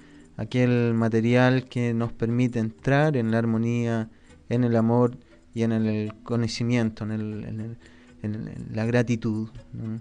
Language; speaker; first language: Spanish; native; Spanish